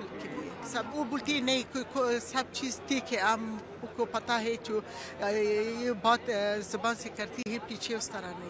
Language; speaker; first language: Hindi; non-native, learner; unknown